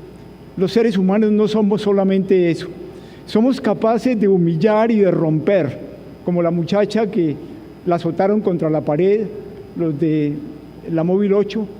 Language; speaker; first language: Spanish; native; Spanish